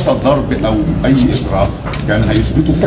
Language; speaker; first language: Arabic; native; Arabic